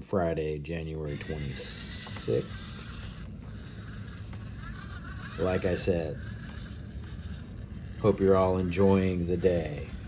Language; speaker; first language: English; native; English